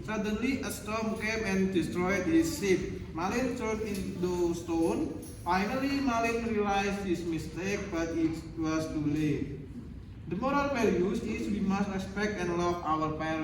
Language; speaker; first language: English; non-native, learner; Indonesian